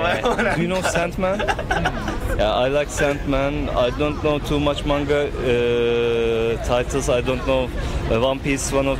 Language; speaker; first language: English; non-native, learner; Turkish